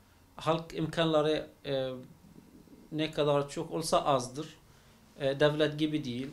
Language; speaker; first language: Turkish; non-native, fluent; Arabic